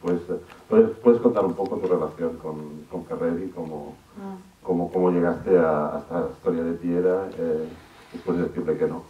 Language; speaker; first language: Spanish; native; Spanish